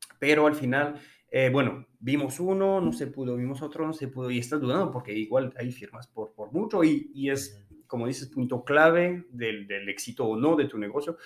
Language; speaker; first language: Spanish; non-native, fluent; French